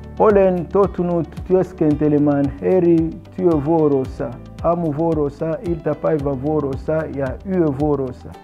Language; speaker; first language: Finnish; non-native, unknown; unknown